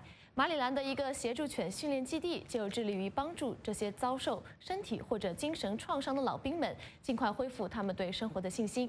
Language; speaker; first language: Chinese; native; Chinese